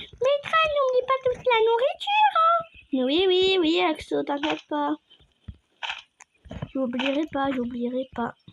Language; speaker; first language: French; native; French